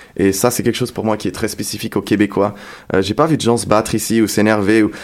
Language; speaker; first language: French; non-native, local second language; Arabic